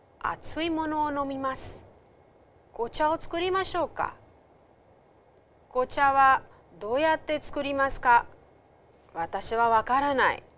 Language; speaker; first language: Japanese; non-native, fluent; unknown